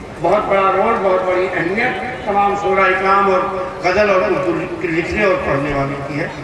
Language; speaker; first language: Hindi; native; Hindi